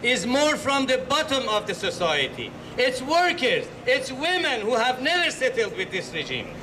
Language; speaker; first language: English; non-native, fluent; Persian